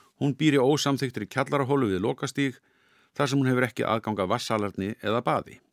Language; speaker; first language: Icelandic; native; Icelandic